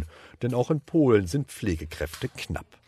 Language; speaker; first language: German; native; German